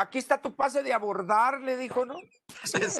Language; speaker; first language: Spanish; native; Spanish